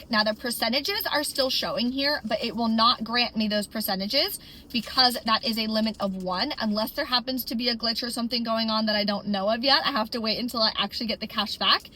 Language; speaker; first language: English; native; English